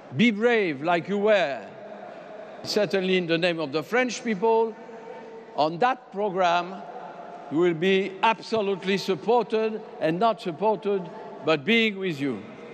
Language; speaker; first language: English; non-native, fluent; French